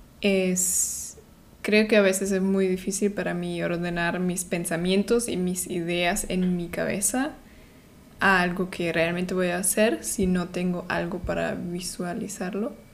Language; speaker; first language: Spanish; non-native, fluent; German